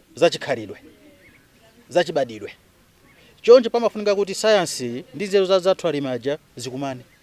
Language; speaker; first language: Nyanja; non-native, local second language; Tumbuka